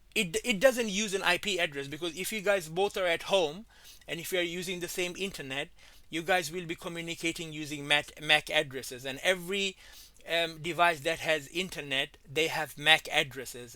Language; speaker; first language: English; non-native, fluent; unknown